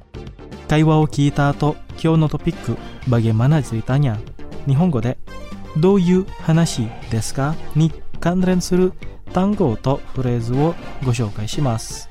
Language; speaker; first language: Japanese; non-native, fluent; Indonesian